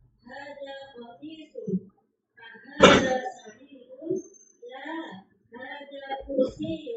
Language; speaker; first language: Arabic; non-native, learner; Indonesian